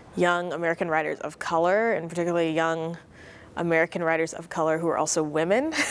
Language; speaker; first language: English; native; English